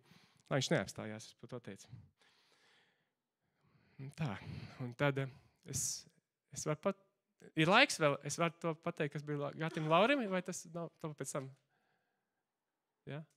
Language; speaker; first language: Latvian; native; Latvian